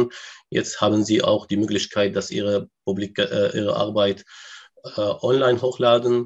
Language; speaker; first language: German; non-native, learner; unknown